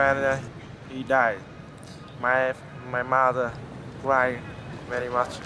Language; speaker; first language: English; non-native, learner; Vietnamese